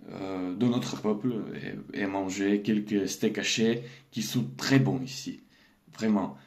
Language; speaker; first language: French; non-native, learner; Russian